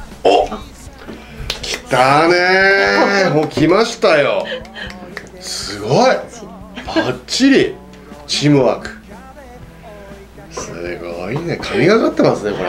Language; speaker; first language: Japanese; native; Japanese